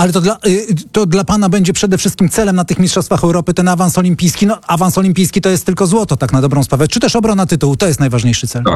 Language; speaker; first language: Polish; native; Polish